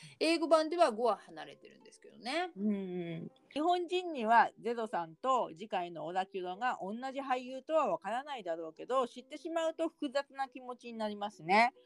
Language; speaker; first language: Japanese; native; Japanese